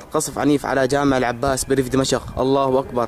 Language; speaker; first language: Arabic; native; Arabic